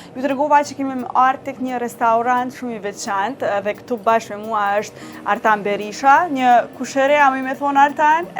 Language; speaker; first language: Albanian; native; Albanian